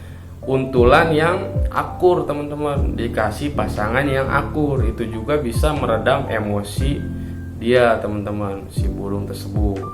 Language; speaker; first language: Indonesian; native; Indonesian